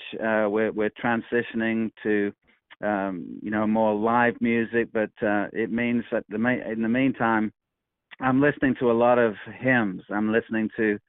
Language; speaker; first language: English; native; English